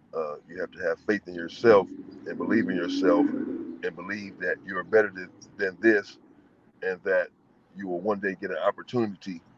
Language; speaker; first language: English; native; English